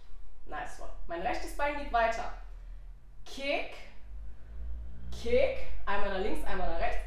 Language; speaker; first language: German; native; German